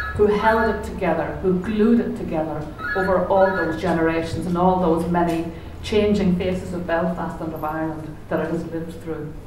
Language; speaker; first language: English; native; English